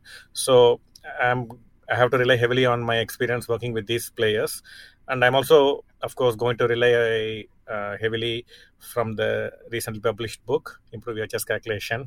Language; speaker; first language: English; non-native, local second language; Tamil